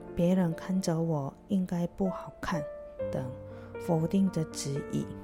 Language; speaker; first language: Chinese; non-native, fluent; Korean